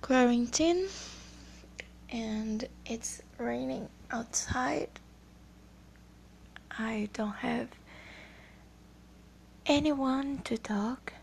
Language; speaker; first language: English; non-native, learner; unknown